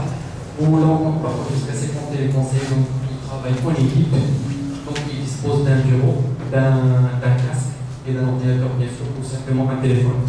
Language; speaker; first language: French; non-native, local second language; Arabic